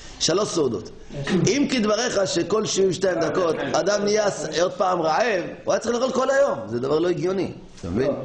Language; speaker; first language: Hebrew; native; Hebrew